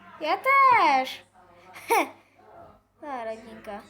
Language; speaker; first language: Polish; native; Polish